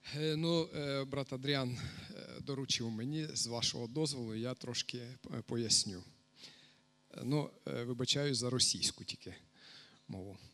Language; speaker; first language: Ukrainian; non-native, local second language; Russian